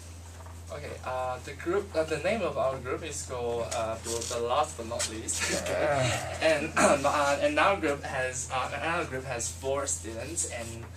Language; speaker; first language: English; non-native, learner; Chinese